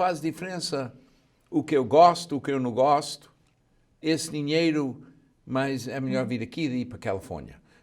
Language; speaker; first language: Portuguese; early bilingual, heritage; Portuguese